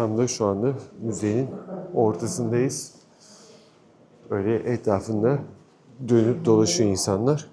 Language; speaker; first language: Turkish; native; Turkish